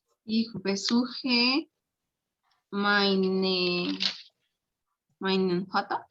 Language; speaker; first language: German; non-native, learner; Spanish